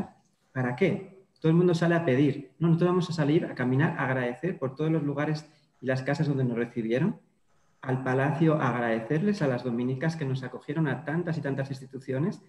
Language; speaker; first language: Spanish; native; Spanish